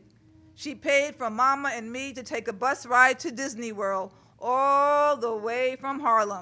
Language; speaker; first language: English; native; English